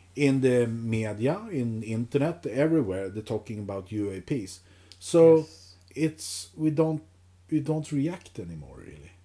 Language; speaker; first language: English; non-native, fluent; Swedish